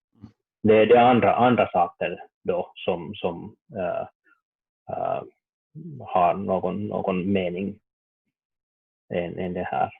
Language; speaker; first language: Swedish; non-native, learner; Finnish